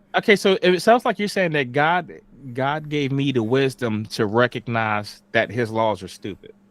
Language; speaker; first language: English; native; English